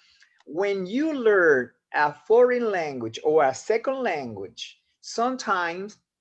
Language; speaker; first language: English; non-native, fluent; Spanish